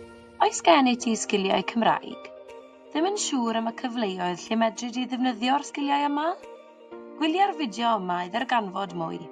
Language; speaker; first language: Welsh; native; Welsh